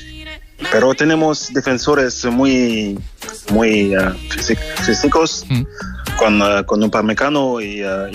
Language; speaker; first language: Spanish; non-native, fluent; French